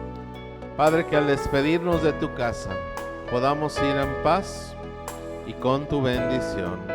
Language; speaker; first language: Spanish; native; Spanish